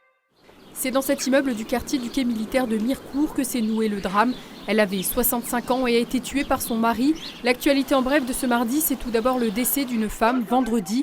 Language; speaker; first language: French; native; French